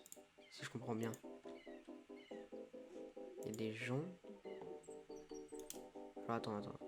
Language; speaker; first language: French; native; French